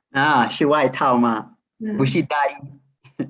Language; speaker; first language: Chinese; non-native, fluent; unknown